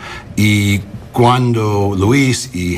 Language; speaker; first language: Spanish; early bilingual, heritage; English